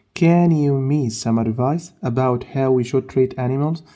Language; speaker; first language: English; non-native, fluent; Arabic